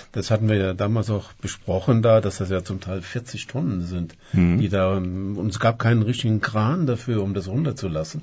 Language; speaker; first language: German; native; German